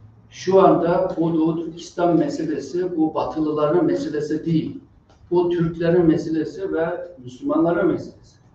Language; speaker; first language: Turkish; non-native, fluent; Uyghur